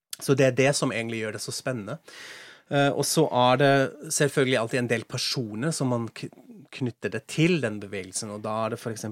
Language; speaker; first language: Norwegian; non-native, fluent; German